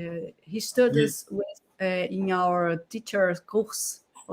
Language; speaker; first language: English; non-native, fluent; Portuguese